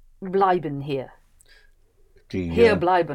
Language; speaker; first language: German; non-native, learner; English